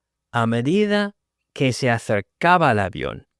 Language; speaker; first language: Spanish; non-native, fluent; English